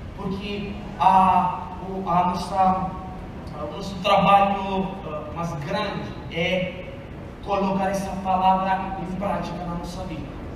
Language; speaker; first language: Portuguese; non-native, fluent; Italian